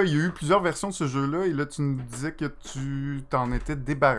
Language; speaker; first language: French; native; French